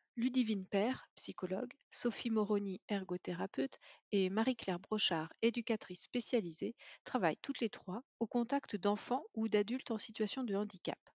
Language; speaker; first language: French; native; French